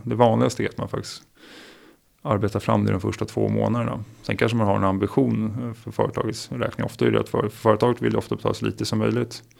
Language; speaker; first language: Swedish; native; Swedish